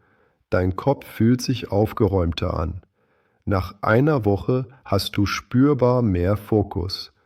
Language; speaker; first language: German; native; German